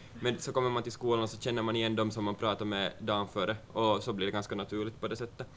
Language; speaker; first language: Swedish; native; Swedish